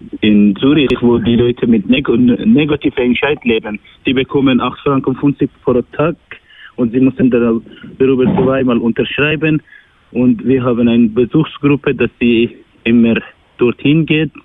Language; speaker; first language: German; non-native, learner; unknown